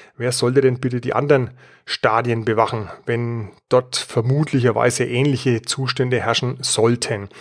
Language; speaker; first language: German; native; German